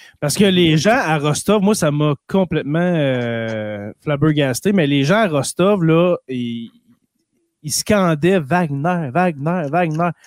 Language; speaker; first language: French; native; French